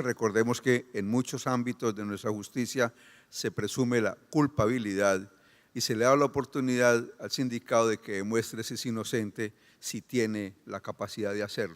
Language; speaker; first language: Spanish; native; Spanish